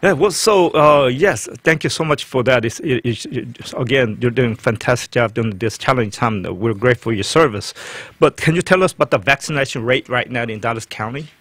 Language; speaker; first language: English; non-native, fluent; Korean